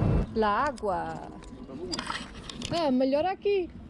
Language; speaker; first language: Portuguese; non-native, learner; Dutch